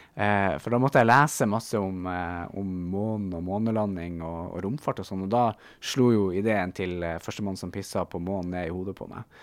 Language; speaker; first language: Norwegian; native; Norwegian